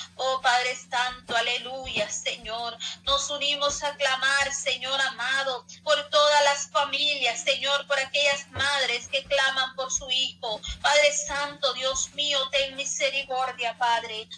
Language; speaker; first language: Spanish; native; Spanish